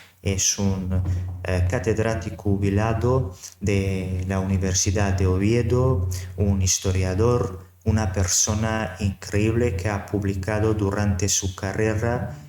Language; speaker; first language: Spanish; non-native, fluent; Serbian